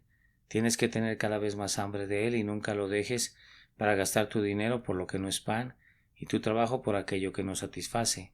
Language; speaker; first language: Spanish; native; Spanish